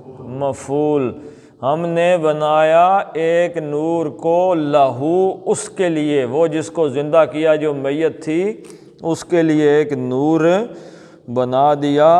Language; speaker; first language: Urdu; native; Urdu